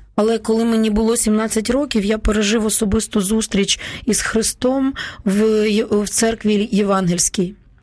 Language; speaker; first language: Ukrainian; native; Ukrainian